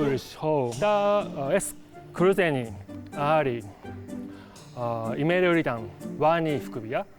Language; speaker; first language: Georgian; non-native, learner; Japanese